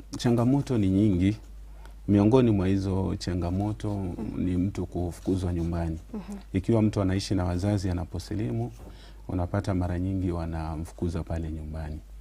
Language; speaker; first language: Swahili; non-native, local second language; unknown